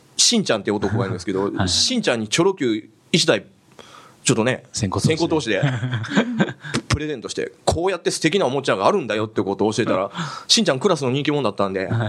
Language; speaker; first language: Japanese; native; Japanese